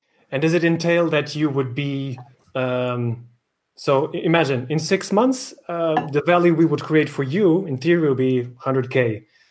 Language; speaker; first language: English; non-native, fluent; Portuguese